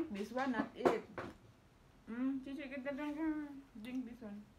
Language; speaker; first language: English; non-native, learner; Filipino